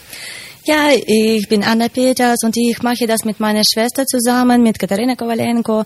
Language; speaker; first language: German; non-native, fluent; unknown